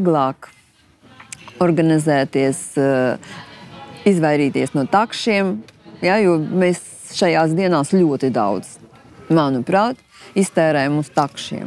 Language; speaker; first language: Latvian; non-native, local second language; Russian